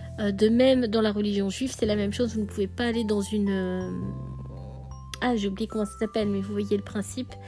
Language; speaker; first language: French; native; French